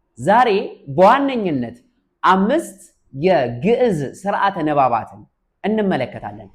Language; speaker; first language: Amharic; native; Amharic